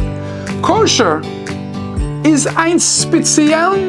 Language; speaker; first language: German; non-native, fluent; English